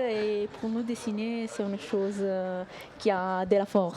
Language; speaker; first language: French; non-native, fluent; Italian